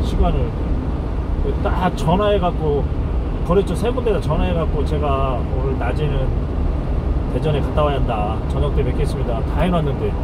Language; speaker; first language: Korean; native; Korean